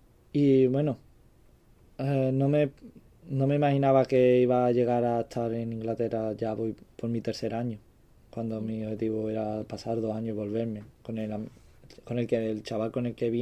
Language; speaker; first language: Spanish; native; Spanish